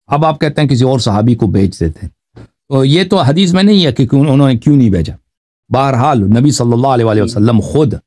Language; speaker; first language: Urdu; non-native, fluent; Persian